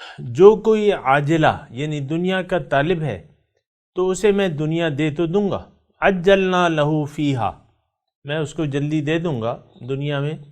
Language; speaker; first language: Urdu; non-native, local second language; Pashto